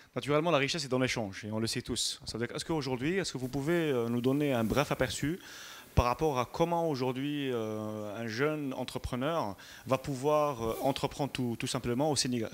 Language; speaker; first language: French; non-native, local second language; Arabic